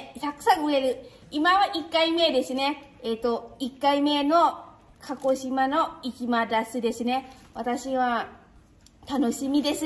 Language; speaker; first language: Japanese; non-native, learner; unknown